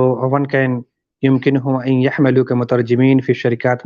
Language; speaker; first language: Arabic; non-native, fluent; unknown